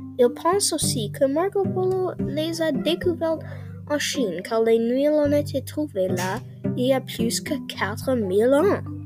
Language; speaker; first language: French; non-native, learner; English